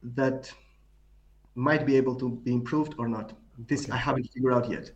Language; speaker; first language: English; non-native, fluent; Greek